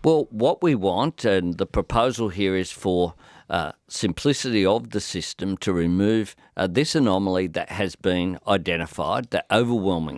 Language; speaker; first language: English; native; English